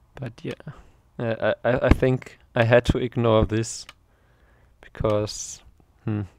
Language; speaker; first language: English; non-native, fluent; German